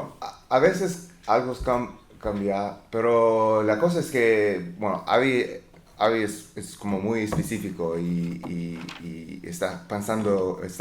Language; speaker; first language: Spanish; non-native, learner; English